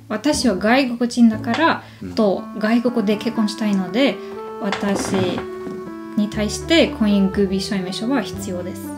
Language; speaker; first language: Japanese; non-native, learner; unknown